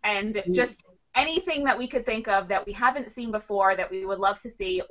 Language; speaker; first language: English; native; English